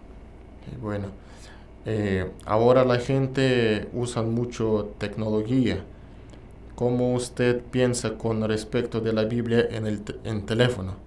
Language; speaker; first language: Spanish; non-native, learner; Russian